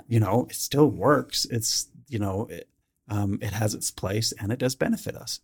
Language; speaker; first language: English; native; English